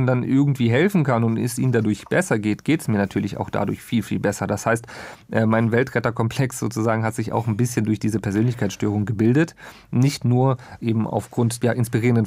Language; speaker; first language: German; native; German